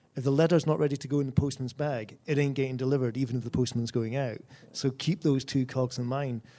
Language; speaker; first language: English; native; English